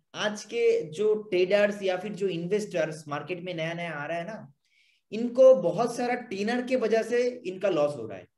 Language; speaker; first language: Hindi; non-native, local second language; Bangla